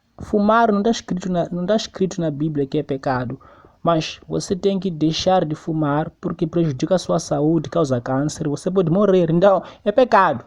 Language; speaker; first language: Portuguese; non-native, local second language; Tsonga